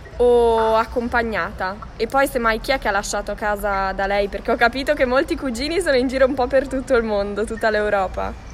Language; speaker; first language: Italian; native; Italian